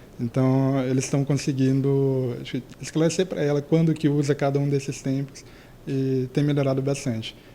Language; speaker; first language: Portuguese; native; Portuguese